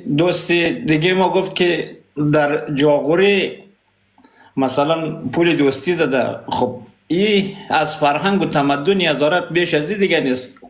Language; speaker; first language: Persian; non-native, local second language; Pashto